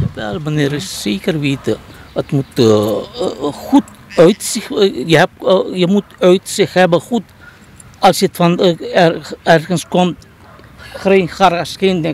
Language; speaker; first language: Dutch; non-native, local second language; Caribbean Hindustani